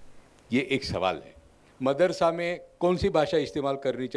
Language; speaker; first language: Hindi; non-native, local second language; Marathi